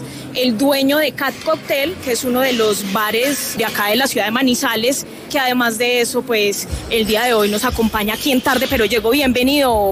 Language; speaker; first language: Spanish; native; Spanish